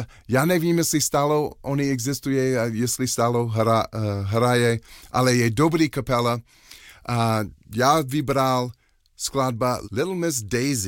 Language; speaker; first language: Czech; non-native, learner; English